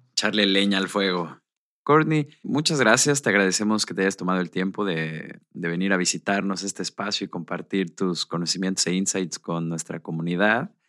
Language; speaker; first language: Spanish; native; Spanish